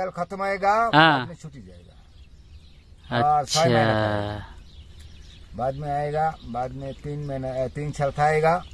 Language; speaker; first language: Hindi; non-native, learner; Bangla